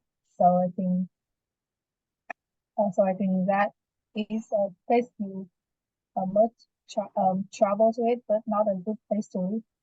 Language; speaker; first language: English; non-native, learner; Vietnamese